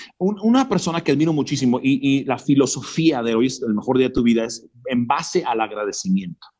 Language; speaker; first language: Spanish; early bilingual, other home language; English